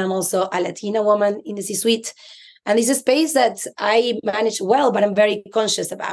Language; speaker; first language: English; non-native, fluent; Spanish